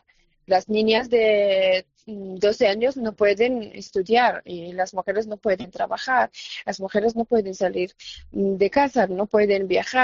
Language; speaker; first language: Spanish; non-native, fluent; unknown